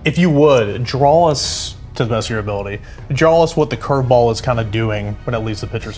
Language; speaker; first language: English; native; English